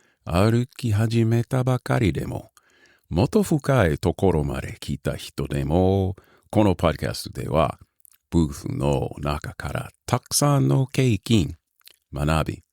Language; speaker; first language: Japanese; non-native, learner; English